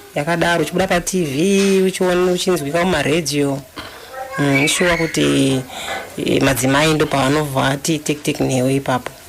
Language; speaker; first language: Shona; non-native, fluent; Luba-Lulua